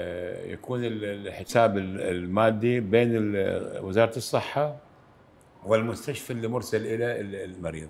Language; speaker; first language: Arabic; native; Arabic